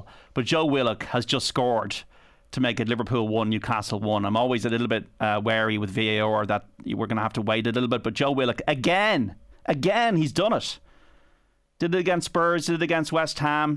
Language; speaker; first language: English; native; English